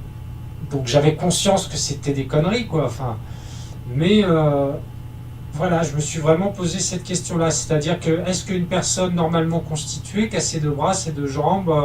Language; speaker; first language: French; native; French